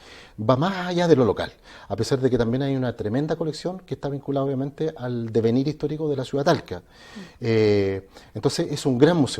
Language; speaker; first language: Spanish; native; Spanish